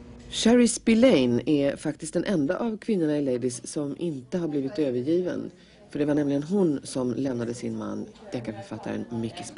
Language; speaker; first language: Swedish; native; Swedish